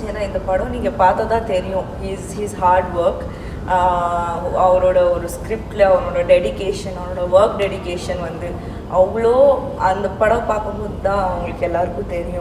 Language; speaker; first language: Tamil; non-native, local second language; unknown